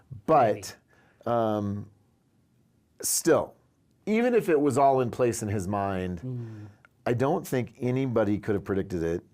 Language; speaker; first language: English; native; English